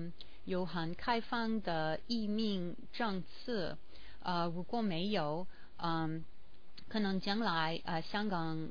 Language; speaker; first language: Chinese; non-native, learner; English